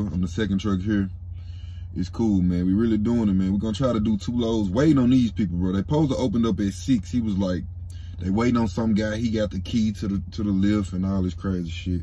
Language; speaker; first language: English; native; English